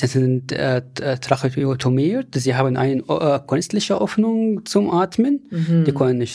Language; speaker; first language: German; non-native, fluent; Arabic